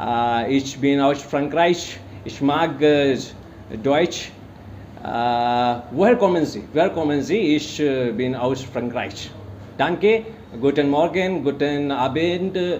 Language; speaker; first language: German; non-native, learner; Hindi